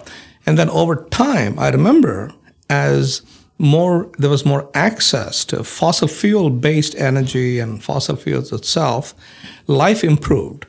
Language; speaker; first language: English; non-native, local second language; Malayalam